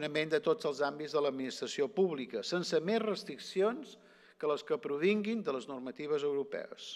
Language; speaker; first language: Catalan; native; Catalan